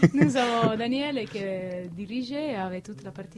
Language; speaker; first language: French; non-native, learner; Italian